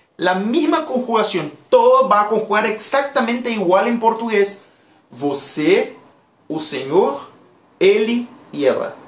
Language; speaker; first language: Spanish; non-native, fluent; Portuguese